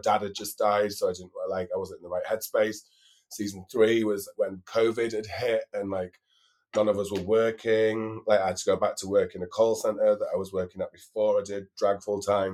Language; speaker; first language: English; native; English